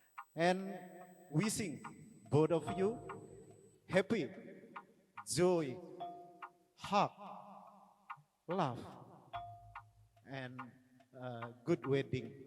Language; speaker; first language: English; non-native, learner; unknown